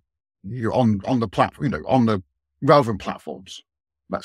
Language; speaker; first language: English; native; English